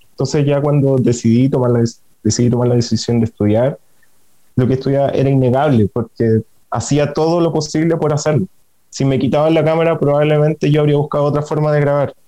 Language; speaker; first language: Spanish; native; Spanish